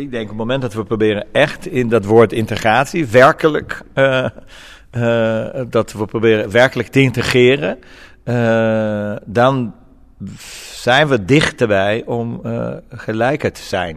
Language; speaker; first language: Dutch; non-native, fluent; Portuguese